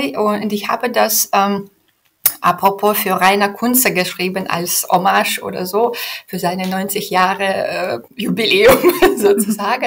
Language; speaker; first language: German; non-native, fluent; Belarusian